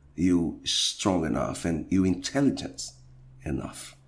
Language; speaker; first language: English; non-native, fluent; Portuguese